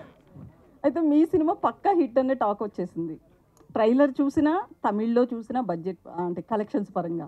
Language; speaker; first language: Telugu; native; Telugu